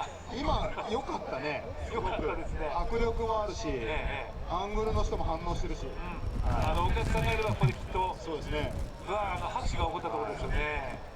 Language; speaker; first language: Japanese; native; Japanese